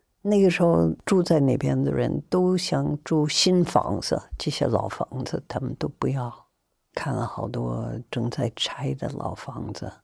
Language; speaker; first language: Chinese; non-native, fluent; English